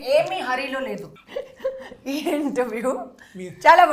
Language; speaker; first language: Telugu; non-native, learner; Hindi